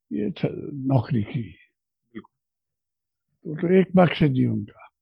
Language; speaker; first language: Hindi; native; Hindi